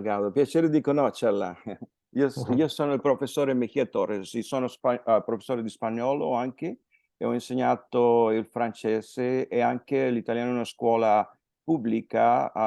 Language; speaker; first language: Italian; non-native, fluent; Spanish